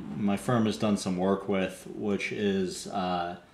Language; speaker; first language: English; native; English